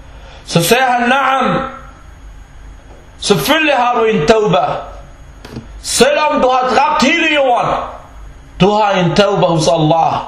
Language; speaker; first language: Danish; early bilingual, other home language; Arabic